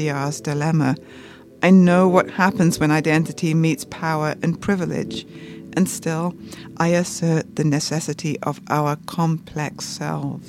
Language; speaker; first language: English; native; English